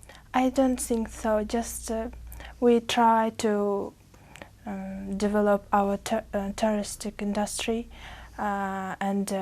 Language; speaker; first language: English; non-native, learner; Uzbek